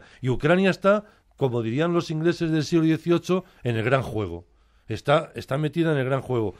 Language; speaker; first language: Spanish; native; Spanish